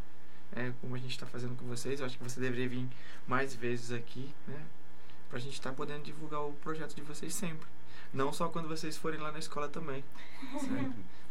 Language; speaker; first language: Portuguese; native; Portuguese